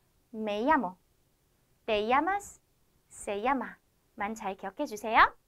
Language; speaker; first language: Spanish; non-native, fluent; Korean